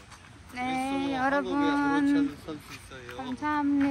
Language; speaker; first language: Korean; non-native, learner; Urdu